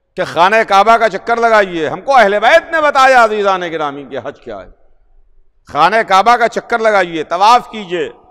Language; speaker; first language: Urdu; native; Urdu